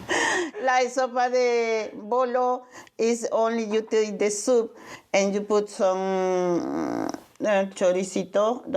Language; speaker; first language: English; non-native, learner; Spanish